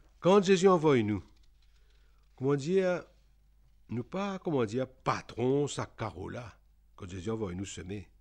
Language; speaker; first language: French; non-native, local second language; Réunion Creole French